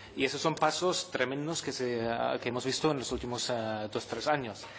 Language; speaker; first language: Spanish; non-native, fluent; German